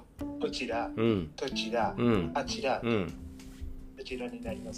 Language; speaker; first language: Japanese; non-native, learner; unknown